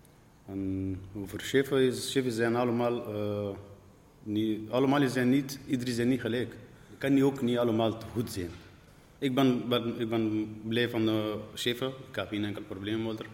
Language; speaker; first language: Dutch; non-native, learner; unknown